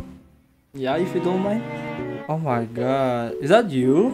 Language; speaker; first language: English; non-native, learner; Indonesian